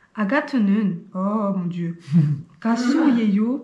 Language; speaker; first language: Korean; non-native, learner; French